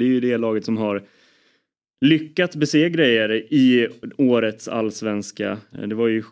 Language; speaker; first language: Swedish; native; Swedish